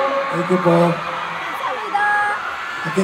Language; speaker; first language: English; non-native, learner; Korean